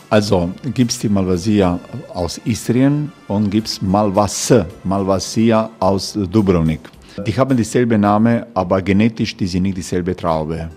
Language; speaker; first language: German; non-native, learner; Croatian